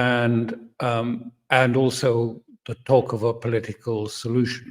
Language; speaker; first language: English; native; English